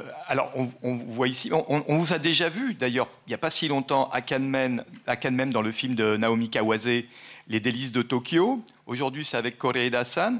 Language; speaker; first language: French; native; French